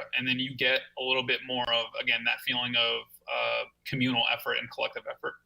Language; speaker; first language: English; native; English